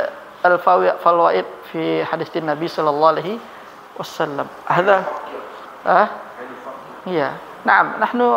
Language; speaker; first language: Arabic; non-native, learner; Malay